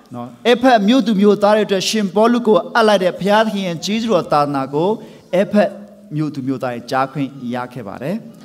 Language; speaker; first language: Burmese; non-native, local second language; Tedim Chin